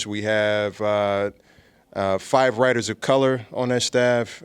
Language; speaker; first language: English; native; English